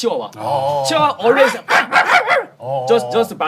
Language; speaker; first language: English; non-native, learner; Korean